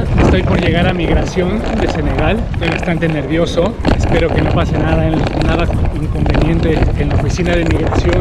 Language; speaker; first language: Spanish; native; Spanish